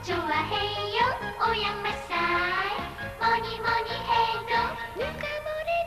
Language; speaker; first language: Korean; native; Korean